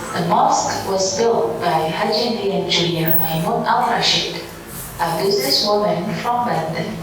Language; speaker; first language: English; non-native, local second language; Indonesian